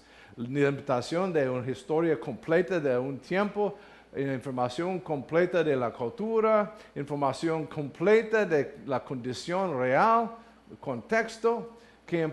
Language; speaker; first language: Spanish; non-native, learner; English